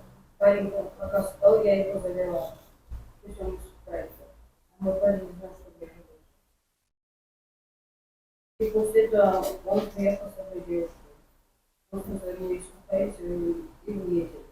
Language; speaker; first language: Russian; non-native, local second language; Kyrgyz